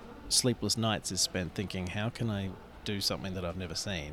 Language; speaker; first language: English; native; English